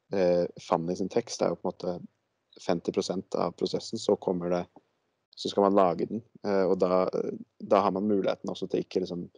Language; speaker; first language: Norwegian; native; Norwegian